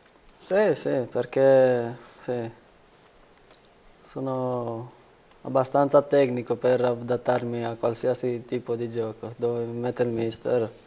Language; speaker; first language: Italian; non-native, fluent; Romanian